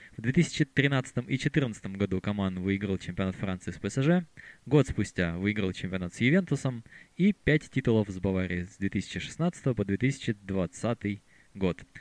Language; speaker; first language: Russian; native; Russian